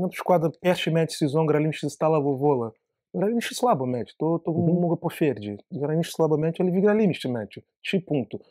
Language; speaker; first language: Polish; non-native, learner; Portuguese